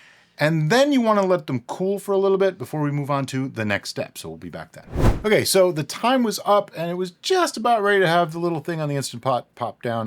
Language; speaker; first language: English; native; English